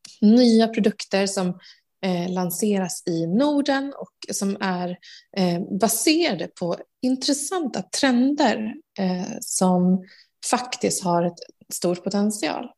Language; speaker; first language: Swedish; native; Swedish